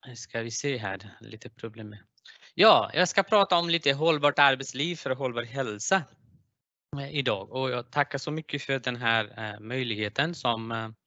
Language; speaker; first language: Swedish; non-native, fluent; Nepali